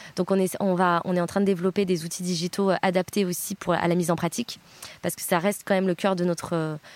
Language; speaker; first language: French; native; French